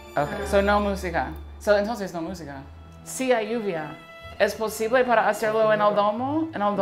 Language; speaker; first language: Spanish; non-native, learner; English